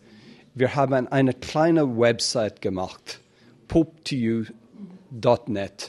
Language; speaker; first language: German; non-native, fluent; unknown